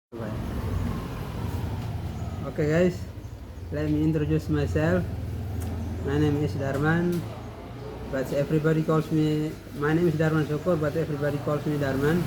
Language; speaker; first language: English; non-native, learner; Indonesian